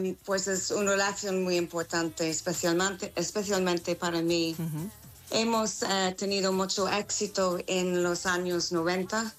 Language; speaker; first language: Spanish; non-native, fluent; English